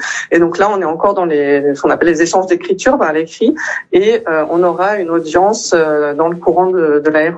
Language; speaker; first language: French; native; French